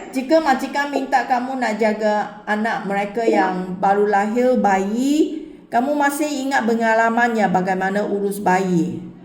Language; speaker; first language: Malay; non-native, local second language; Chinese